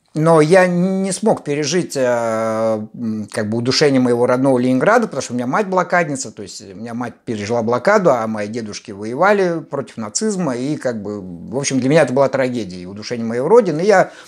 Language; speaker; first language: Russian; native; Russian